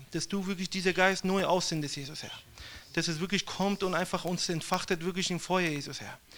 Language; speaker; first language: German; non-native, fluent; Persian